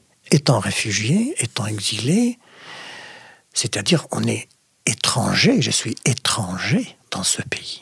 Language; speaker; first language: French; non-native, fluent; Arabic